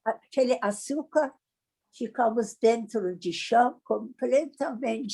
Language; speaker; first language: Portuguese; non-native, learner; Persian